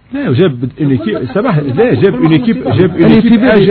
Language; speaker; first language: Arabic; native; Arabic